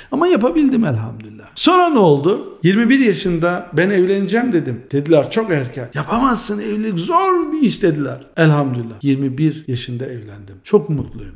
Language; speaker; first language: Turkish; early bilingual, heritage; Turkish